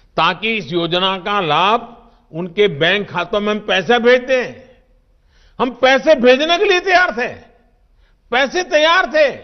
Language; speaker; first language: Hindi; non-native, local second language; Gujarati